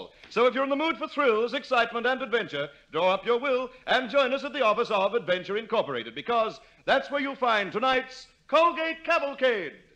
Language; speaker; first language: English; native; English